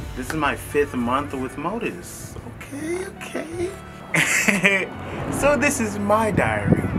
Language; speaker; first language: English; native; English